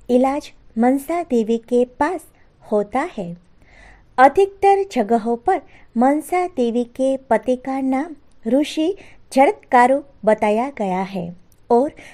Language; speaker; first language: Hindi; non-native, local second language; Gujarati